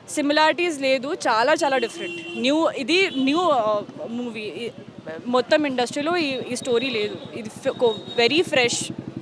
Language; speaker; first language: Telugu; non-native, learner; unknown